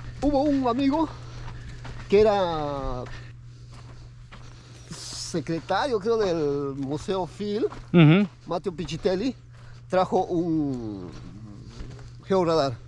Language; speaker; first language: Spanish; native; Spanish